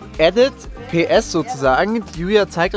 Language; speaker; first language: German; native; German